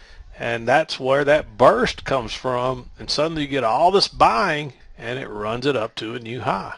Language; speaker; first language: English; native; English